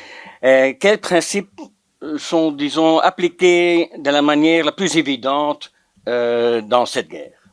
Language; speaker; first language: French; non-native, local second language; Dutch